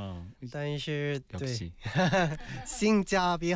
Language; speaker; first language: Chinese; non-native, fluent; Korean